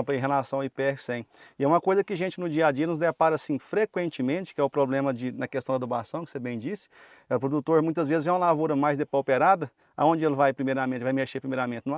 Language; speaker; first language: Portuguese; native; Portuguese